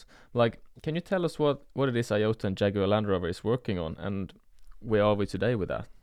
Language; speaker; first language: English; non-native, fluent; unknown